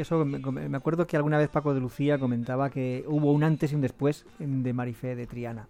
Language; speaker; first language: Spanish; native; Spanish